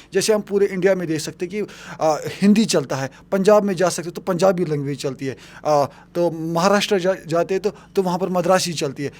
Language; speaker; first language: Urdu; non-native, local second language; Kashmiri